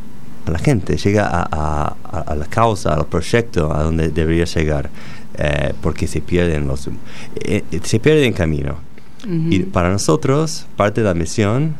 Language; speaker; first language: Spanish; non-native, fluent; English